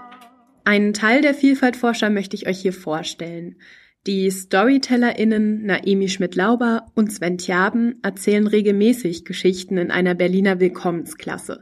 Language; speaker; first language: German; native; German